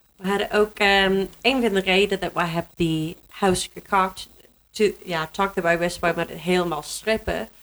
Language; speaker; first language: Dutch; non-native, fluent; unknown